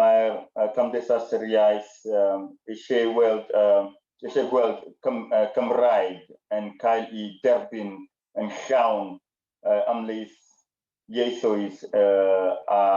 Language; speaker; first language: Welsh; non-native, learner; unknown